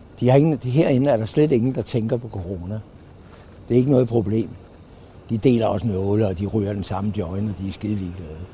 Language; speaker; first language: Danish; native; Danish